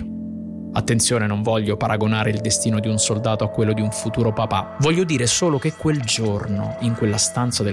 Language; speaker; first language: Italian; native; Italian